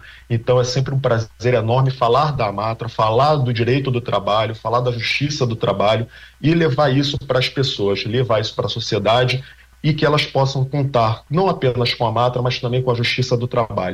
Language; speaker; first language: Portuguese; native; Portuguese